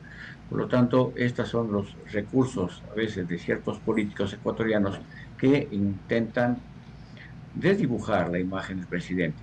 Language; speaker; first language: Spanish; native; Spanish